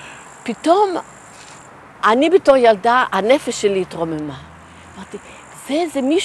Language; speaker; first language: Hebrew; non-native, fluent; Yiddish